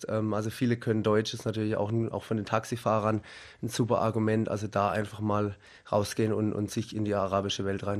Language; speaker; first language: German; native; German